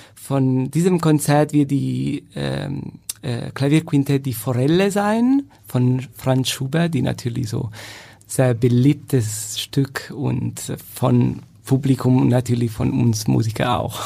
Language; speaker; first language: German; non-native, fluent; Italian